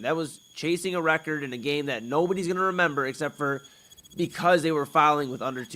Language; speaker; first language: English; native; English